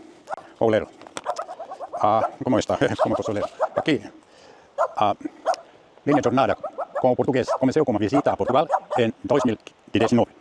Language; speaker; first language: Portuguese; non-native, learner; Finnish